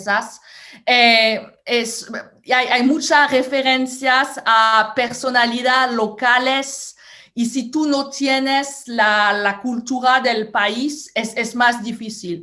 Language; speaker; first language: Spanish; non-native, fluent; French